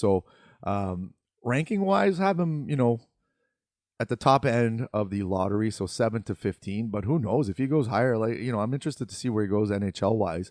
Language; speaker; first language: English; native; English